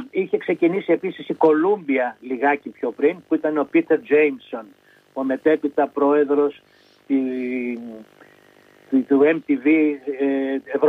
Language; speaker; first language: Greek; native; Greek